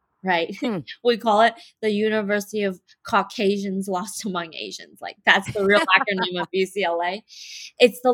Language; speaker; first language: English; native; English